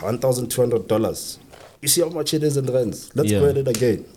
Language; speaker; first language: English; non-native, local second language; Southern Sotho